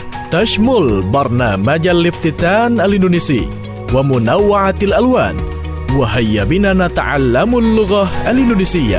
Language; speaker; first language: Arabic; non-native, fluent; Indonesian